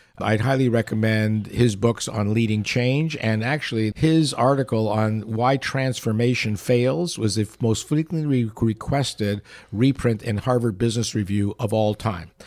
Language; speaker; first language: English; early bilingual, other home language; Yiddish